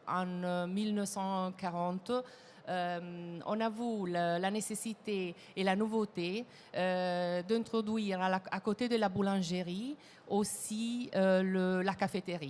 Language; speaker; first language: French; non-native, fluent; Italian